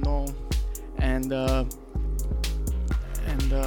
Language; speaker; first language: English; non-native, learner; Slovak